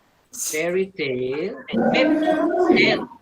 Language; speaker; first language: English; non-native, learner; Indonesian